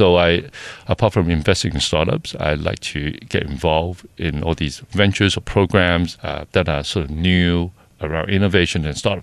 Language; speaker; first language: English; non-native, local second language; Cantonese